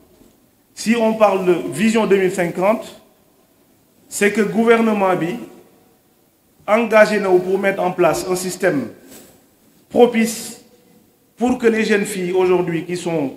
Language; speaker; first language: French; non-native, local second language; Wolof